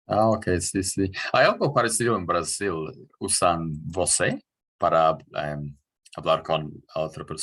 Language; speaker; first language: Spanish; non-native, fluent; English